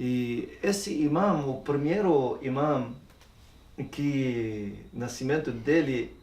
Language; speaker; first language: Portuguese; non-native, learner; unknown